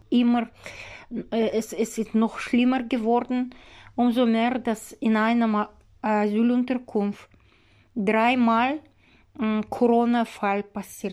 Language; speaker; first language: German; non-native, learner; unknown